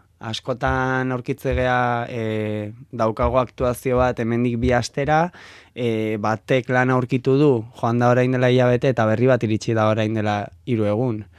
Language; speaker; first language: Basque; native; Basque